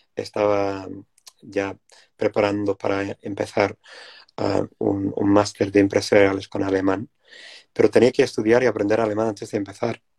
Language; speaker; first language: Spanish; non-native, fluent; English